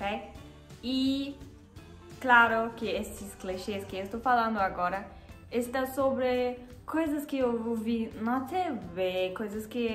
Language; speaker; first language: Portuguese; non-native, learner; German